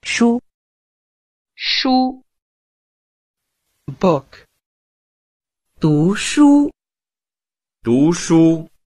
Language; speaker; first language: Chinese; non-native, learner; Urdu